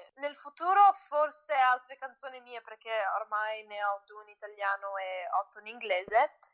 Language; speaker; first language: Italian; early bilingual, heritage; English